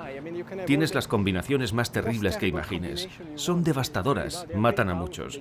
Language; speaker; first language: Spanish; native; Spanish